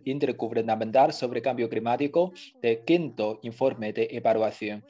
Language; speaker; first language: Spanish; non-native, fluent; Chinese